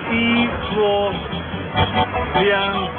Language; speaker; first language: Chinese; non-native, learner; English